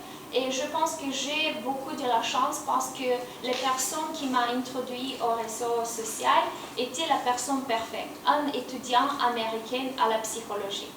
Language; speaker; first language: French; non-native, learner; Romanian